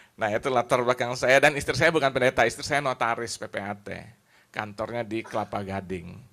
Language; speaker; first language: Indonesian; native; Indonesian